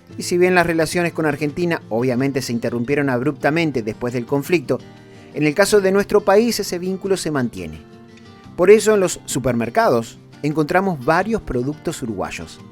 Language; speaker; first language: Spanish; native; Spanish